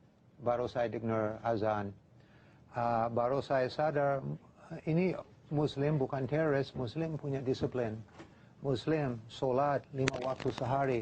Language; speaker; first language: Indonesian; non-native, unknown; English